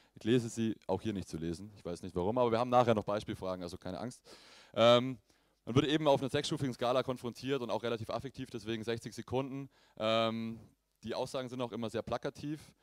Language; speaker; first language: German; native; German